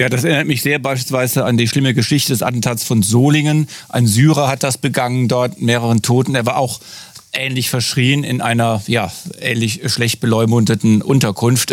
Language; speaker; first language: German; native; German